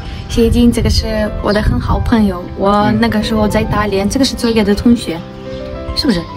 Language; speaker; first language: Chinese; non-native, learner; Ukrainian